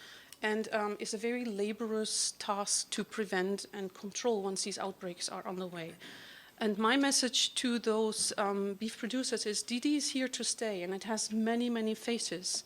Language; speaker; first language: English; non-native, fluent; German